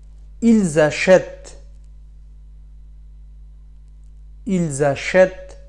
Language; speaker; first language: French; non-native, fluent; Pashto